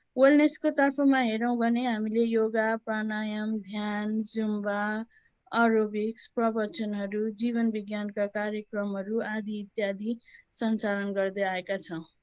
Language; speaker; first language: Nepali; native; Nepali